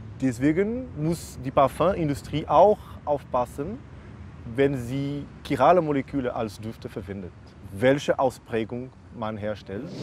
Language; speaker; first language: German; non-native, fluent; Portuguese